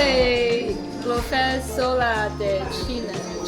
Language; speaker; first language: Spanish; non-native, learner; Chinese